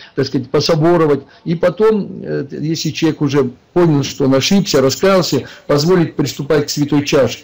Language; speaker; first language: Russian; native; Russian